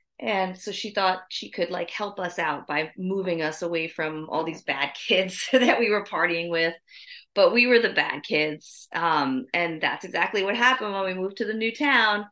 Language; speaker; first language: English; native; English